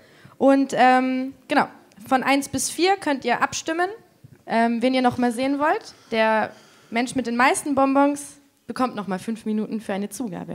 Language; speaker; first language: German; native; German